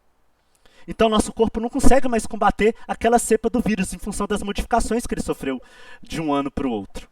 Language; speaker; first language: Portuguese; native; Portuguese